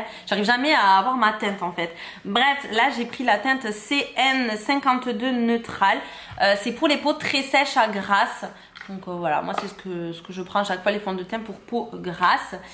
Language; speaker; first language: French; native; French